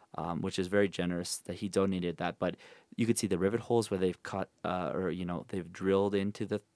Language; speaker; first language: English; native; English